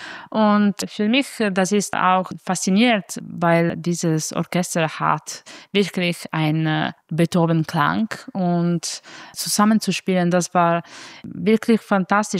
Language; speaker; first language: German; non-native, fluent; Italian